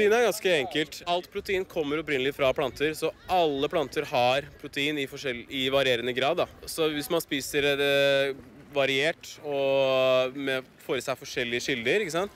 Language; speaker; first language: Norwegian; native; Norwegian